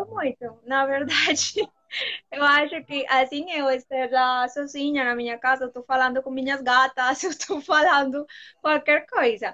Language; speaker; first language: Portuguese; non-native, fluent; Spanish